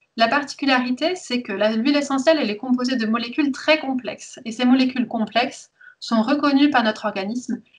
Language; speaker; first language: French; early bilingual, heritage; French